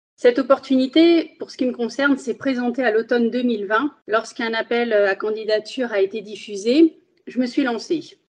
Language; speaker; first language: French; early bilingual, other home language; Spanish